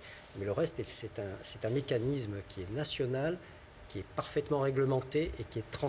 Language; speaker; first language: French; native; French